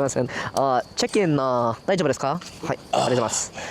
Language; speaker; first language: Japanese; non-native, learner; English